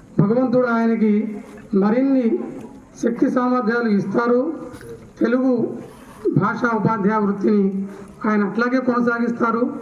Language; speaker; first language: Telugu; non-native, local second language; Urdu